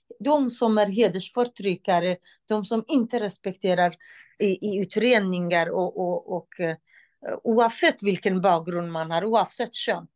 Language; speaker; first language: Swedish; non-native, fluent; Central Kurdish